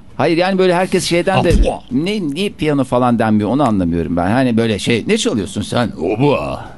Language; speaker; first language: Turkish; native; Turkish